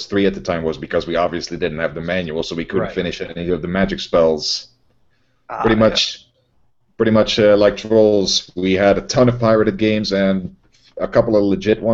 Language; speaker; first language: English; non-native, fluent; Dutch